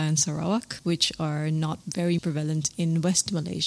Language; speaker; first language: English; native; English